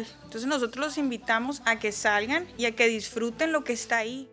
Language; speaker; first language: Spanish; native; Spanish